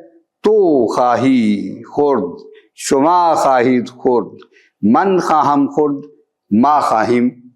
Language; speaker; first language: Persian; non-native, fluent; Urdu